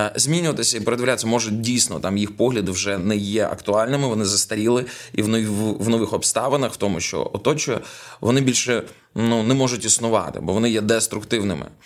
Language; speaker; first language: Ukrainian; non-native, local second language; Russian